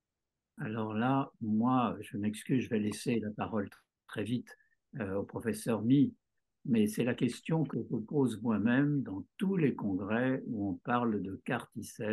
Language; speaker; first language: French; native; French